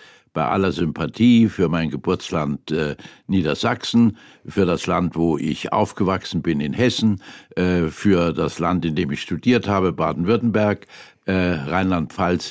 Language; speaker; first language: German; native; German